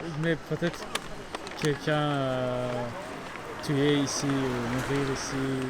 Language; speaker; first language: French; non-native, learner; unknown